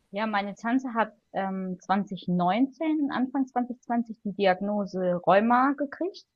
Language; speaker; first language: German; native; German